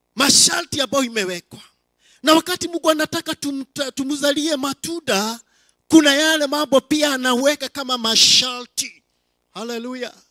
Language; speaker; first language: Swahili; non-native, local second language; Kikuyu